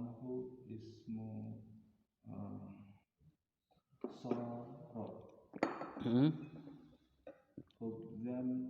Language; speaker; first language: Arabic; non-native, learner; Indonesian